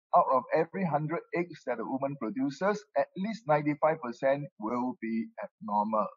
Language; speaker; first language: English; non-native, local second language; Min Nan Chinese